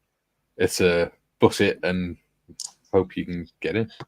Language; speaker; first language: English; native; English